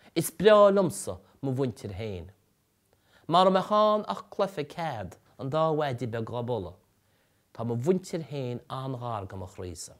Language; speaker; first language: Irish; native; Irish